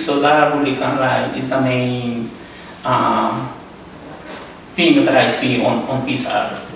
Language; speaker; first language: English; non-native, fluent; Spanish